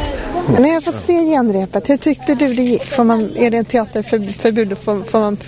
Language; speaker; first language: Swedish; native; Swedish